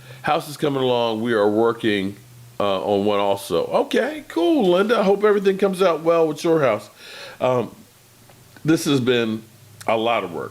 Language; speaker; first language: English; native; English